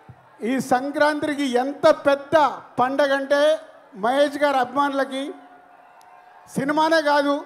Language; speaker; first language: Telugu; native; Telugu